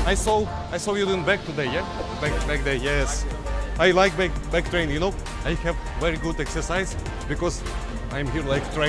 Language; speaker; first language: English; non-native, learner; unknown